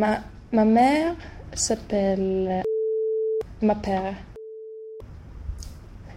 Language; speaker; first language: French; non-native, learner; Swedish